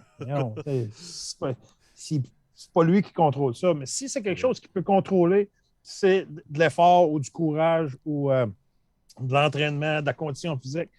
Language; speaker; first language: French; native; French